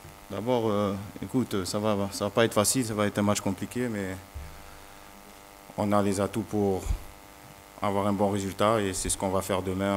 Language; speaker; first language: French; early bilingual, heritage; French